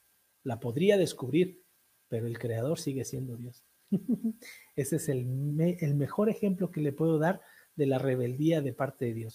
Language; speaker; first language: Spanish; native; Spanish